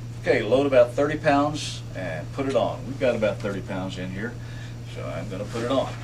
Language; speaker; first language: English; native; English